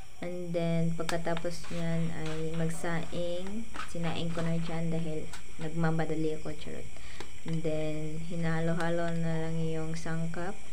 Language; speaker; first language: Filipino; non-native, local second language; Cebuano